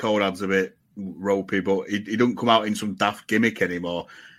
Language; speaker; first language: English; native; English